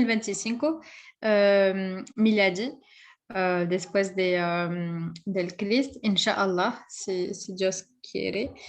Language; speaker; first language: Spanish; non-native, fluent; French